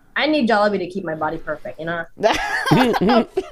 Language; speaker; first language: English; native; English